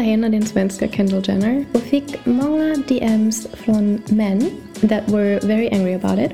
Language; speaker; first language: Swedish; non-native, learner; English